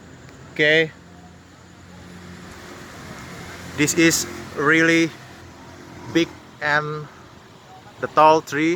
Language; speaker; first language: English; non-native, learner; Indonesian